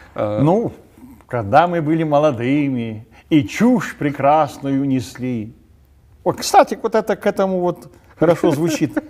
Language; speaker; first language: Russian; non-native, local second language; Ukrainian